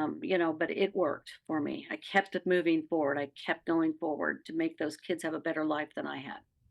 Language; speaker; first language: English; native; English